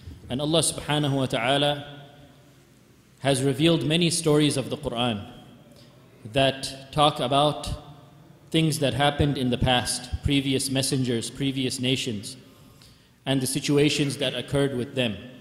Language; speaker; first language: English; native; English